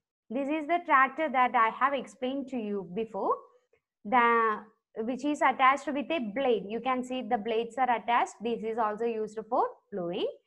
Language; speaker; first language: English; non-native, local second language; Malayalam